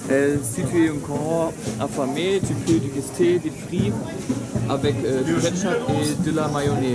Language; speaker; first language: French; non-native, learner; German